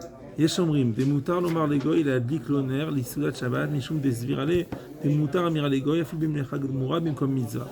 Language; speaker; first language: Hebrew; non-native, fluent; French